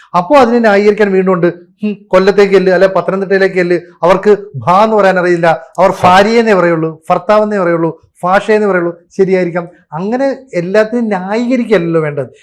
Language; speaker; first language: Malayalam; native; Malayalam